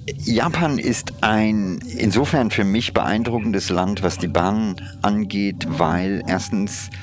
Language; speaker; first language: German; non-native, fluent; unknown